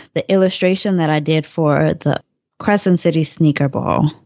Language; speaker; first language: English; native; English